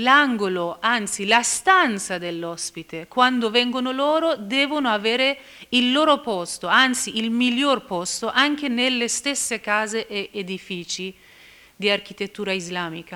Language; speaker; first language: Italian; non-native, fluent; Persian